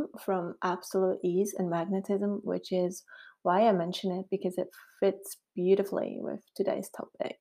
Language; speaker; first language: English; non-native, fluent; Swiss German